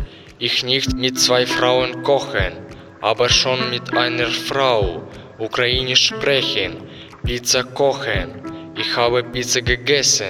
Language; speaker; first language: German; non-native, learner; Ukrainian